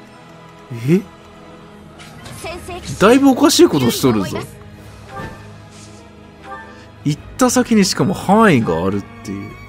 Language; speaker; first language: Japanese; native; Japanese